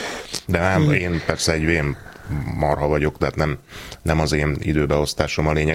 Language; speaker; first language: Hungarian; native; Hungarian